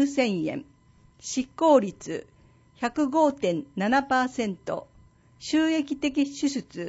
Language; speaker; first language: Japanese; native; Japanese